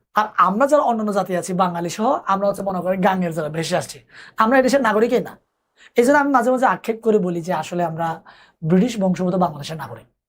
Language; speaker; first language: Bangla; non-native, local second language; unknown